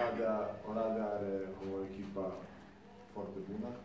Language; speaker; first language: Romanian; non-native, fluent; Serbian